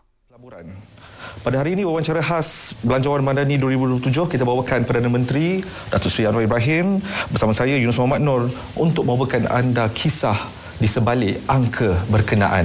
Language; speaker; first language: Malay; native; Malay